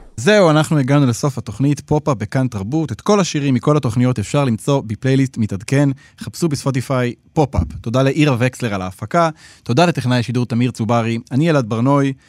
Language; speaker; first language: Hebrew; native; Hebrew